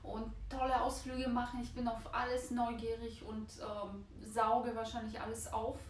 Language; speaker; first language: German; non-native, fluent; Bulgarian